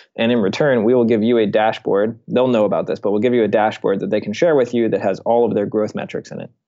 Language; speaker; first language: English; native; English